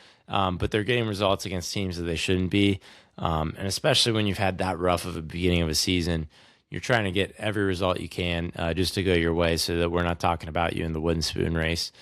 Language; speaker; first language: English; native; English